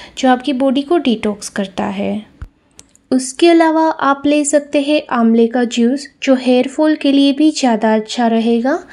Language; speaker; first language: Hindi; non-native, local second language; Gujarati